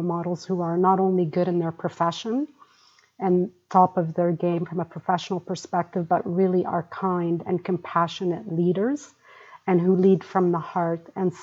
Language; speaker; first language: English; early bilingual, other home language; Arabic